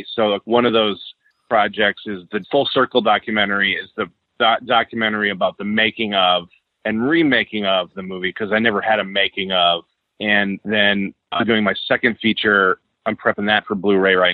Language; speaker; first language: English; native; English